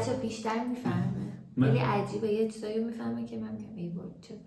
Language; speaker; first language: Persian; native; Persian